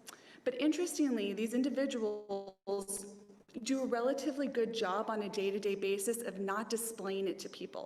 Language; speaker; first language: English; native; English